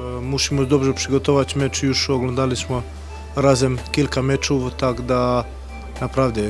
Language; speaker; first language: Polish; non-native, learner; Croatian